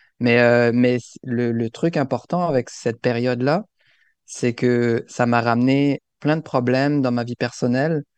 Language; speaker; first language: French; native; French